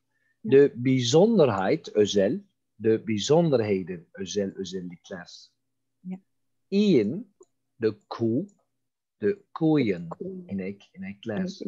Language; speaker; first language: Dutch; non-native, fluent; Turkish